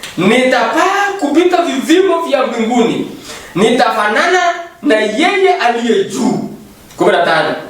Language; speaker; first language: Swahili; non-native, local second language; Kalenjin